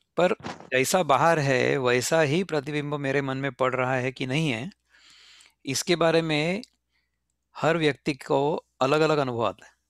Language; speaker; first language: Hindi; native; Hindi